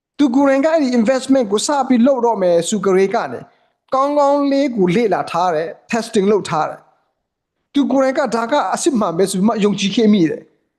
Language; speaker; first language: Burmese; native; Burmese